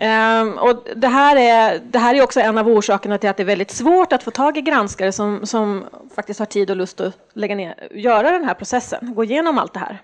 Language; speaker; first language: Swedish; native; Swedish